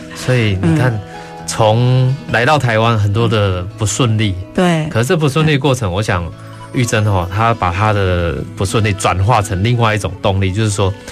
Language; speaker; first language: Chinese; non-native, fluent; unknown